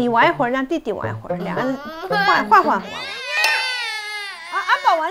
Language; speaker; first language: Chinese; native; Chinese